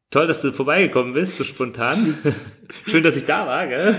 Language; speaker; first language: German; native; German